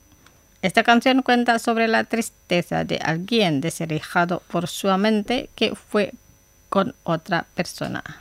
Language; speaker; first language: Spanish; non-native, fluent; Indonesian